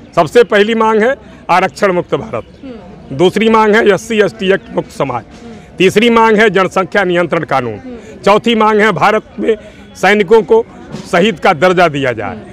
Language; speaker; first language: Hindi; native; Hindi